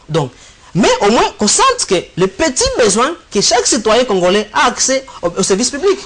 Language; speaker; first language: French; non-native, local second language; Swahili